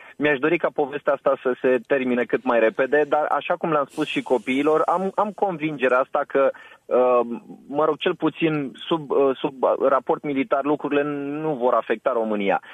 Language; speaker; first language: Romanian; native; Romanian